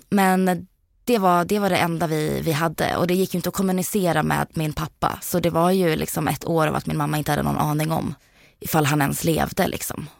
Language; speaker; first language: Swedish; early bilingual, other home language; Bosnian